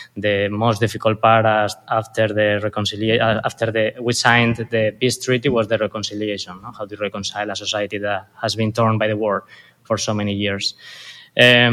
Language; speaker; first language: English; non-native, fluent; Spanish